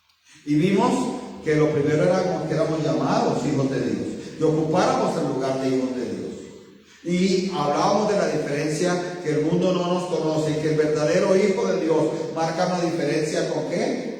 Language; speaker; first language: Spanish; native; Spanish